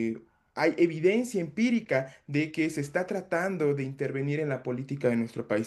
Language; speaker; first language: Spanish; native; Spanish